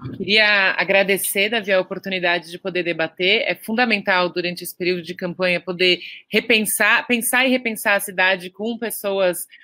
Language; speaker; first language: Portuguese; native; Portuguese